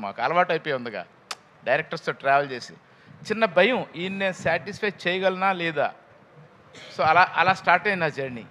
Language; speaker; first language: Telugu; native; Telugu